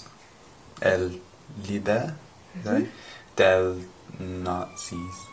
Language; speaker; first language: Spanish; non-native, learner; English